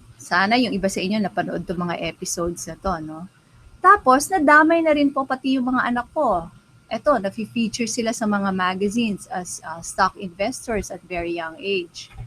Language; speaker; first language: Filipino; non-native, local second language; Iloko